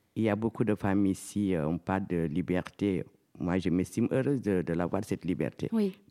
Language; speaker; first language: French; non-native, local second language; Fula